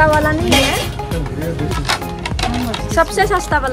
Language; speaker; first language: Hindi; non-native, local second language; Assamese